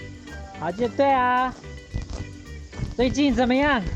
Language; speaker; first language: Chinese; non-native, fluent; English